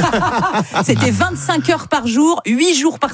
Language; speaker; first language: French; native; French